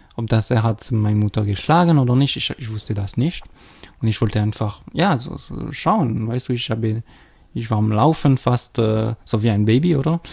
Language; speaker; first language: German; non-native, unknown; French